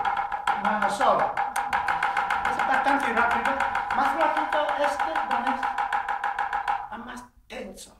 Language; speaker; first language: Spanish; non-native, learner; English